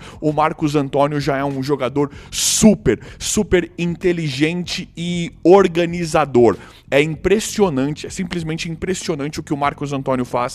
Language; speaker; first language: Portuguese; native; Portuguese